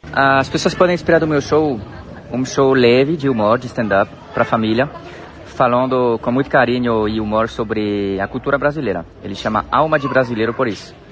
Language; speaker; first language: Portuguese; non-native, fluent; French